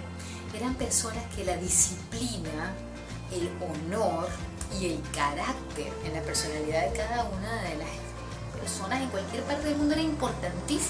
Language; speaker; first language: Spanish; native; Spanish